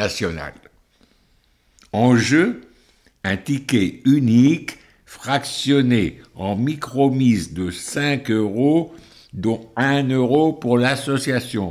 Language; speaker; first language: French; native; French